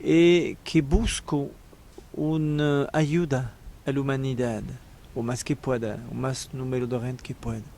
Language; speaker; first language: Spanish; non-native, learner; French